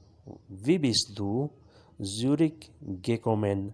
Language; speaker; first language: German; non-native, fluent; Urdu